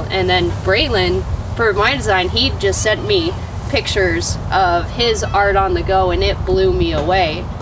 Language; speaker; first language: English; native; English